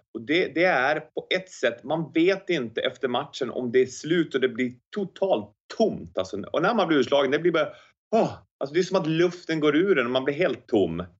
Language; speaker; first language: Swedish; native; Swedish